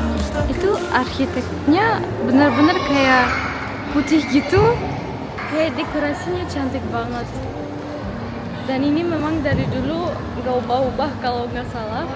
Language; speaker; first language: Indonesian; non-native, fluent; German